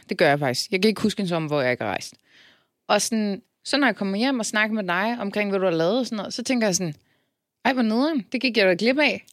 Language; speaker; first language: Danish; early bilingual, other home language; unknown